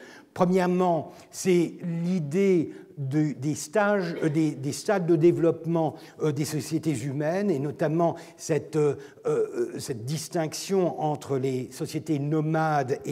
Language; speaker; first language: French; non-native, fluent; Turkish